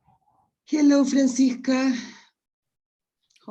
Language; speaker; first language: English; non-native, fluent; Spanish